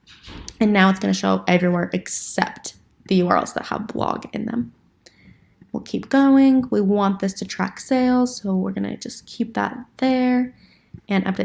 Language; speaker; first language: English; native; English